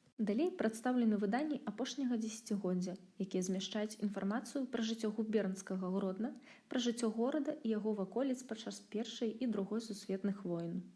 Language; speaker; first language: Belarusian; native; Belarusian